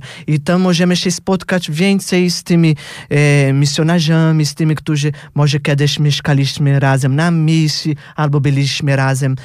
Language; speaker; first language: Polish; non-native, fluent; Portuguese